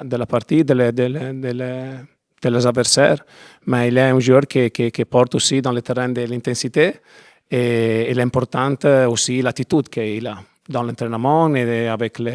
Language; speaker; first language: French; non-native, learner; Italian